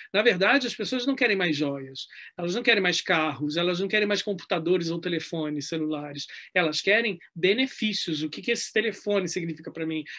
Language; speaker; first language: Portuguese; native; Portuguese